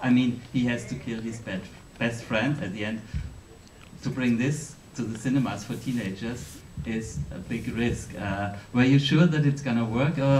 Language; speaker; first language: English; non-native, fluent; German